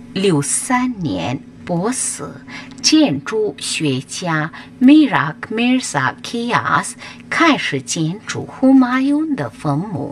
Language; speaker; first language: Chinese; non-native, fluent; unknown